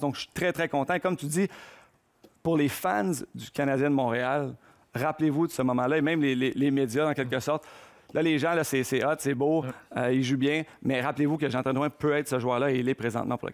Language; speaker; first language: French; native; French